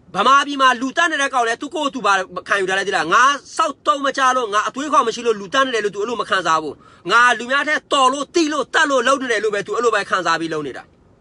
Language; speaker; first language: Burmese; non-native, local second language; Mon